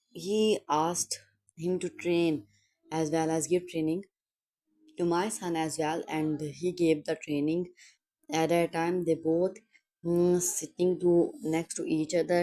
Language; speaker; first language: English; non-native, local second language; Urdu